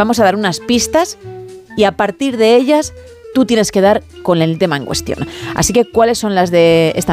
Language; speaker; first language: Spanish; native; Spanish